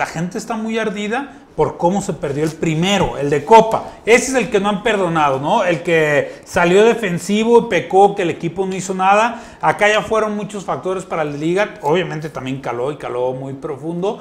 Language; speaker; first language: Spanish; native; Spanish